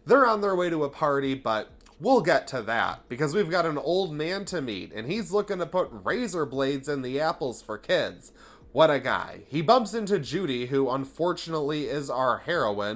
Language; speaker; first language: English; native; English